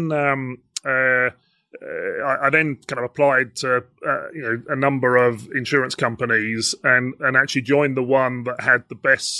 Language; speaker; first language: English; native; English